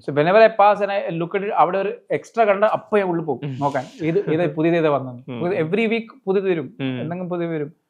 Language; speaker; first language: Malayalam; early bilingual, heritage; Malayalam